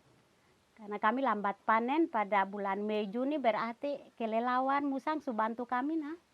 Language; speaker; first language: Indonesian; non-native, local second language; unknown